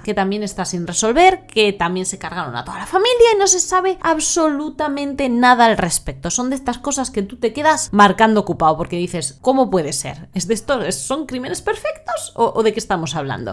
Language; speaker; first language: Spanish; native; Spanish